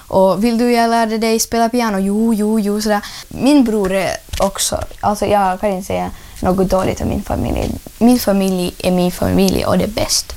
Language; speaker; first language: Swedish; non-native, learner; Ukrainian